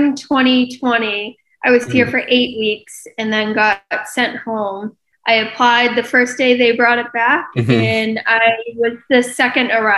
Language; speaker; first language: English; native; English